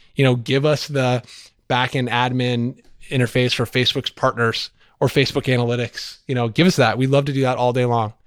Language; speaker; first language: English; native; English